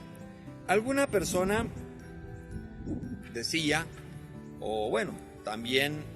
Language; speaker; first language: Spanish; native; Spanish